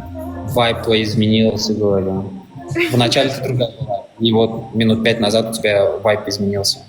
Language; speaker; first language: Russian; non-native, local second language; Turkmen